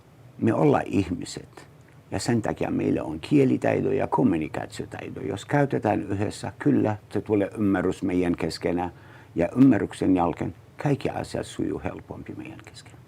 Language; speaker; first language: Finnish; non-native, learner; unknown